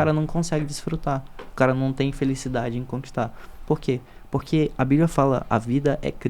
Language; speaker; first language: Portuguese; native; Portuguese